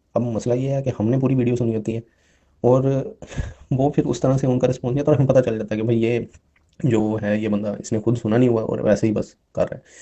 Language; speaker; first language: Urdu; non-native, local second language; Punjabi